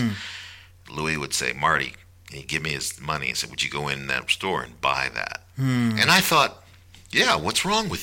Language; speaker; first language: English; native; English